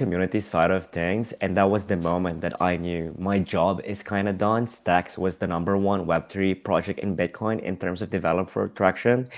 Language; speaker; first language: English; non-native, local second language; Filipino